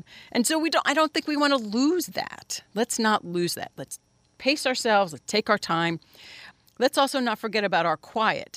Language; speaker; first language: English; native; English